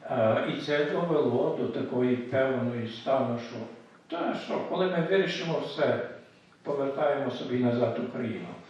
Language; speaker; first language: Ukrainian; early bilingual, heritage; Ukrainian